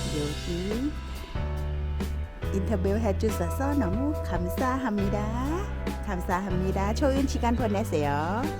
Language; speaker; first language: Korean; non-native, learner; Thai